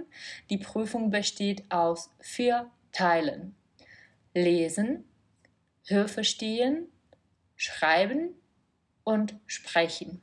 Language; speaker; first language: German; non-native, fluent; Czech